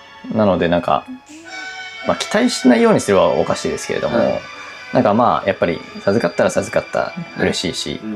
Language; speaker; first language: Japanese; native; Japanese